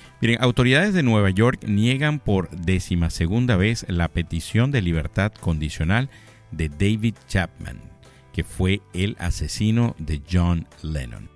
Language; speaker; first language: Spanish; native; Spanish